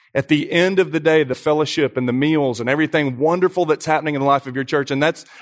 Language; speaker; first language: English; native; English